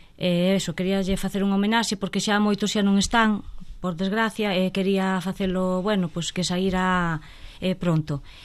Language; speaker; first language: Galician; non-native, local second language; Spanish